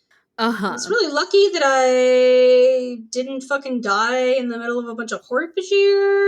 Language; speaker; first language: English; native; English